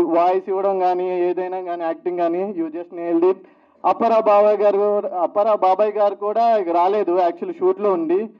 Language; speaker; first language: Telugu; native; Telugu